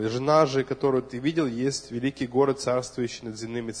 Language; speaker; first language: Russian; native; Russian